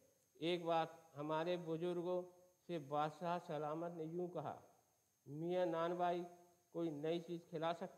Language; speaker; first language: Hindi; native; Hindi